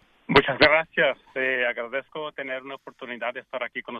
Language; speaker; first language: Spanish; early bilingual, heritage; Spanish